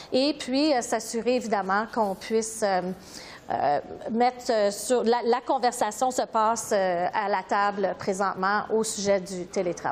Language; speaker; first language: French; native; French